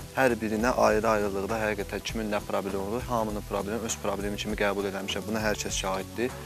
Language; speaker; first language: Azerbaijani; native; Azerbaijani